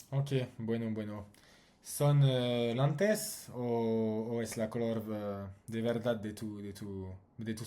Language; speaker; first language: Spanish; non-native, learner; French